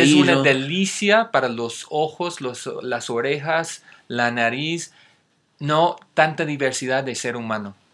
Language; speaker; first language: Spanish; non-native, fluent; English